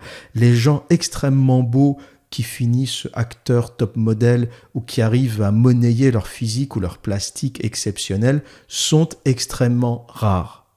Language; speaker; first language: French; native; French